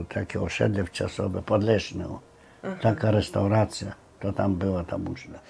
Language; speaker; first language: Polish; native; Polish